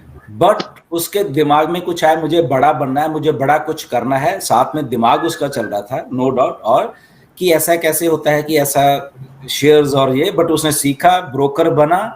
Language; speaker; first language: Hindi; native; Hindi